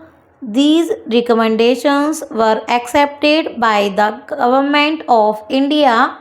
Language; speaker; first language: English; non-native, local second language; Hindi